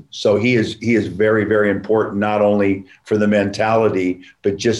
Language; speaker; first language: English; native; English